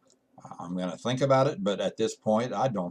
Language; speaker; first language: English; native; English